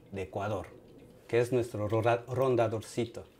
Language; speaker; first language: Spanish; native; Spanish